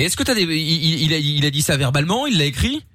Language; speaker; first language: French; native; French